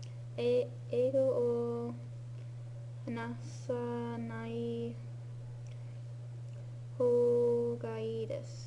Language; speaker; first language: Japanese; non-native, learner; English